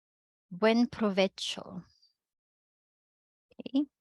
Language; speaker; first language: Spanish; non-native, fluent; Filipino